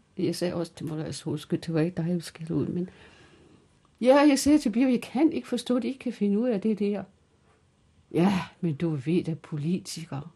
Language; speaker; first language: Danish; early bilingual, other home language; Kalaallisut